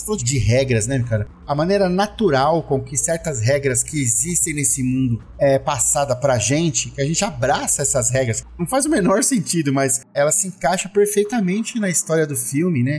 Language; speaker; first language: Portuguese; native; Portuguese